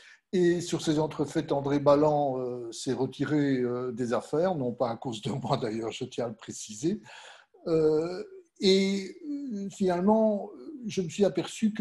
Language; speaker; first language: French; native; French